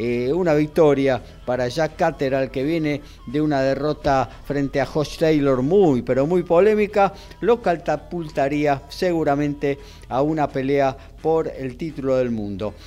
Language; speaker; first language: Spanish; native; Spanish